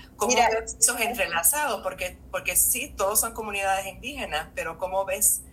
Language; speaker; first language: Spanish; native; Spanish